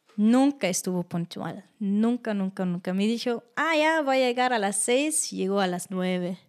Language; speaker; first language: Spanish; non-native, fluent; German